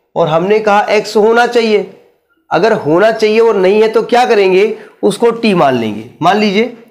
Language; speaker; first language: Hindi; native; Hindi